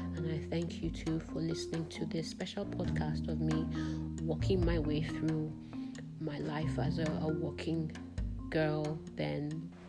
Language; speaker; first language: English; non-native, local second language; Yoruba